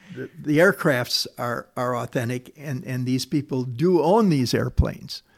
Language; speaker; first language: English; native; English